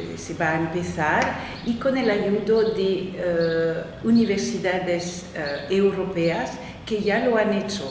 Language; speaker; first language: Spanish; non-native, fluent; French